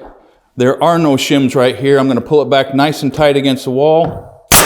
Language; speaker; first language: English; native; English